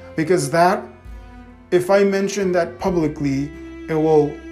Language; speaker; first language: English; native; English